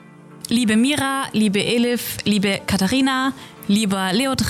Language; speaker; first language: German; early bilingual, other home language; Turkish